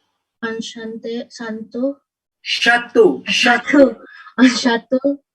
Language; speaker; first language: French; non-native, learner; Indonesian